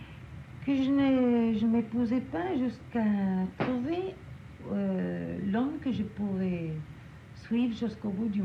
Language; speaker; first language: French; non-native, learner; English